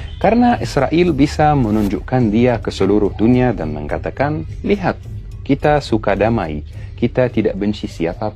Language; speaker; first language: Indonesian; non-native, fluent; Arabic